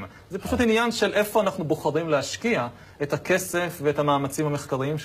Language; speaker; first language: Hebrew; native; Hebrew